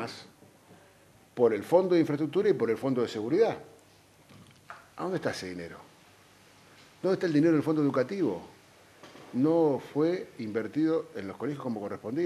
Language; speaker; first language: Spanish; native; Spanish